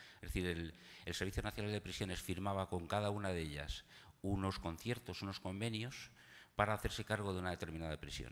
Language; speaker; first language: Spanish; native; Spanish